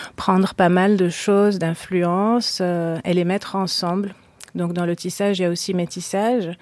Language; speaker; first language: French; non-native, local second language; Arabic